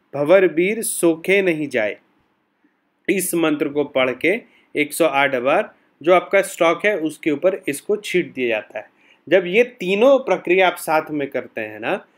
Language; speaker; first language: Hindi; native; Hindi